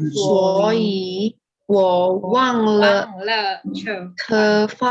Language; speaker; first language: Chinese; non-native, learner; Indonesian